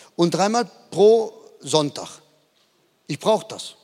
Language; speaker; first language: German; native; German